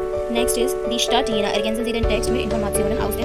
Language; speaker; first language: German; non-native, fluent; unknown